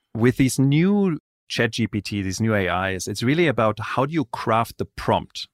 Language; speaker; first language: English; non-native, fluent; German